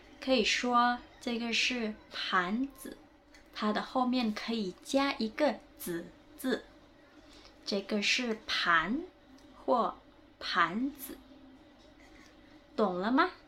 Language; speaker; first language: Chinese; non-native, fluent; Indonesian